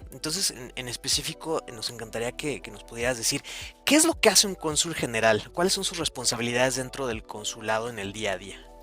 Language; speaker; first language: Spanish; native; Spanish